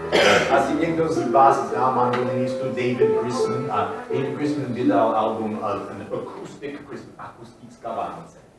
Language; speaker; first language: Czech; non-native, learner; English